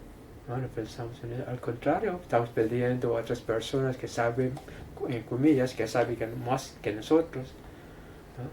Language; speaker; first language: Spanish; non-native, fluent; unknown